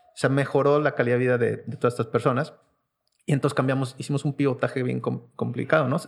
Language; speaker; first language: Spanish; native; Spanish